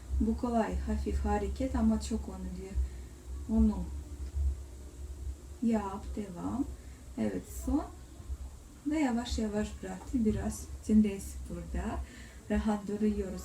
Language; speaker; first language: Turkish; non-native, learner; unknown